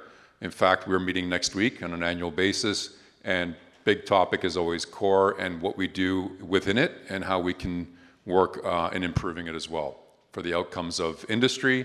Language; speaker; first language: English; native; English